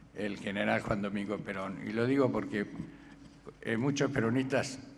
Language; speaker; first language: Spanish; native; Spanish